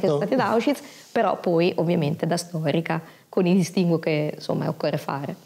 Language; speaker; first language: Italian; native; Italian